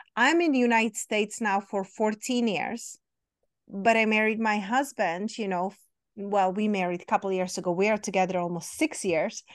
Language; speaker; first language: English; non-native, fluent; Czech